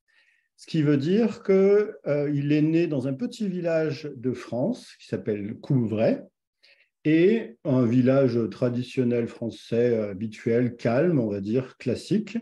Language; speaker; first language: French; native; French